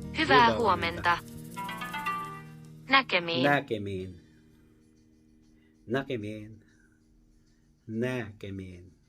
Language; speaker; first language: Finnish; non-native, learner; Filipino